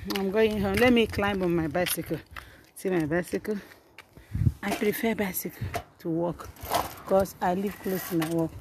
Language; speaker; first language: English; non-native, local second language; Igbo